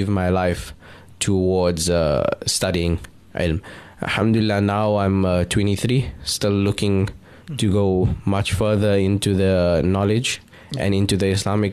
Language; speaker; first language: English; native; English